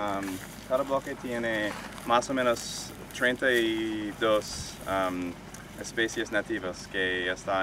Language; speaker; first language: Spanish; non-native, fluent; English